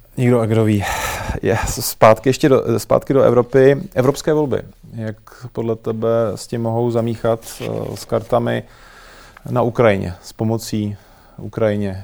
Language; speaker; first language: Czech; native; Czech